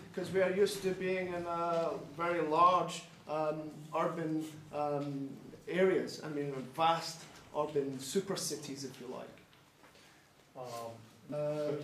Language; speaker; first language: English; native; English